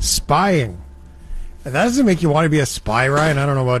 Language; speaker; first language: English; native; English